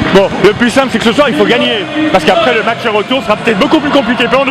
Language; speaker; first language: French; native; French